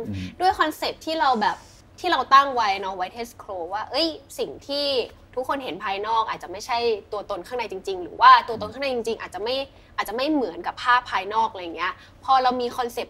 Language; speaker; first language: Thai; native; Thai